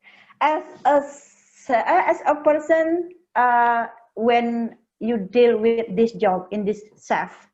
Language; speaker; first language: English; non-native, learner; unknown